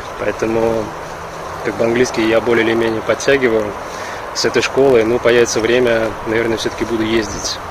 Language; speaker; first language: Russian; native; Russian